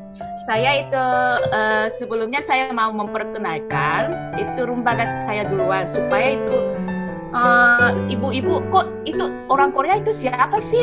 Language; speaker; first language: Indonesian; non-native, fluent; Korean